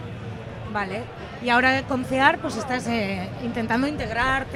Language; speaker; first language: Spanish; native; Spanish